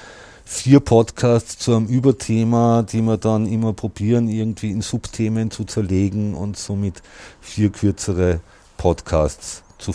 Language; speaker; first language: German; native; German